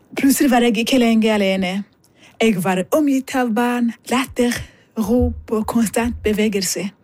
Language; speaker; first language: Norwegian; non-native, fluent; Rundi